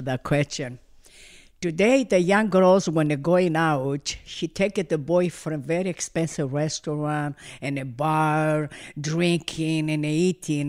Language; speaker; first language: English; non-native, learner; Greek